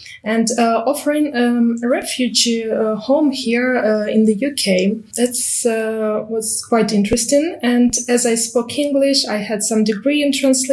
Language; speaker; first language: English; non-native, fluent; Ukrainian